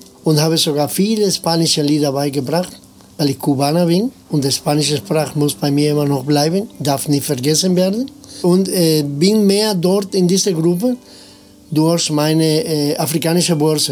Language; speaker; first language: German; non-native, fluent; Spanish